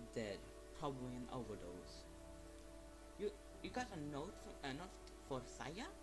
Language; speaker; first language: English; non-native, fluent; Swedish